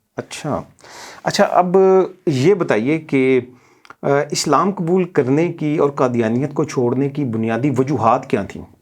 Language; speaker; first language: Urdu; native; Urdu